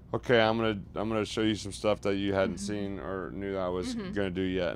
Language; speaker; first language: English; native; English